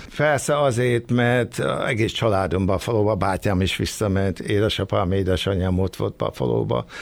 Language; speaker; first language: Hungarian; early bilingual, heritage; Hungarian